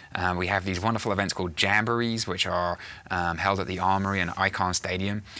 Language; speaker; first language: English; native; English